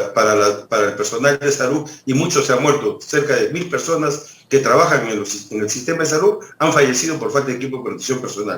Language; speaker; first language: Spanish; native; Spanish